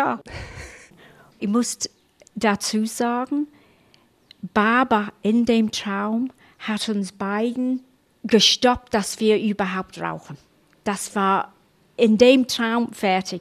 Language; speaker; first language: German; non-native, fluent; English